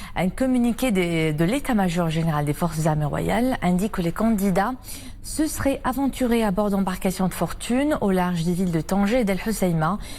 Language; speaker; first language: French; non-native, local second language; Arabic